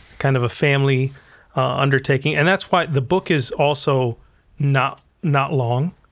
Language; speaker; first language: English; early bilingual, other home language; Arabic